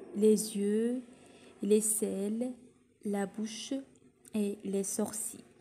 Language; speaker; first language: French; non-native, local second language; Arabic